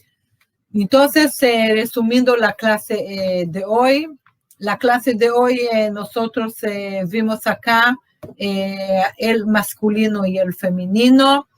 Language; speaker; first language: Spanish; non-native, fluent; Portuguese